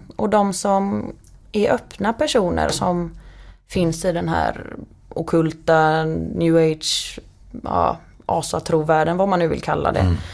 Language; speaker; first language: Swedish; native; Swedish